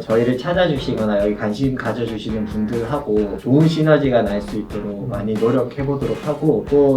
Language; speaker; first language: Korean; native; Korean